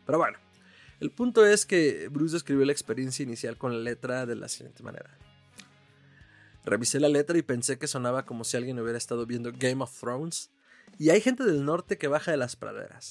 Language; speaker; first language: Spanish; native; Spanish